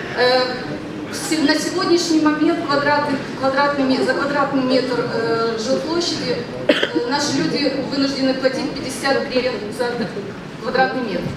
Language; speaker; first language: Russian; native; Russian